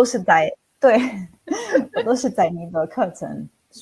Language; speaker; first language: Chinese; non-native, fluent; Italian